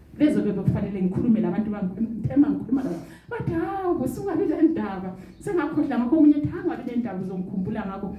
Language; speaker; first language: Zulu; non-native, local second language; Xhosa